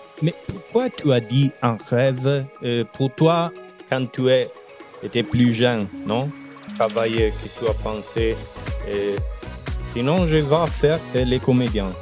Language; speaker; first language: French; non-native, learner; Italian